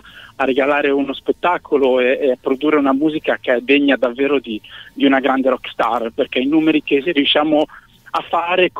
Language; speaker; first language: Italian; native; Italian